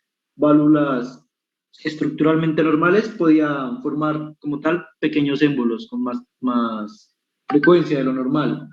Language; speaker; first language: Spanish; native; Spanish